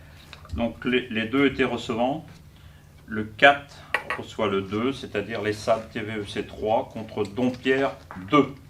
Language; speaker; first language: French; native; French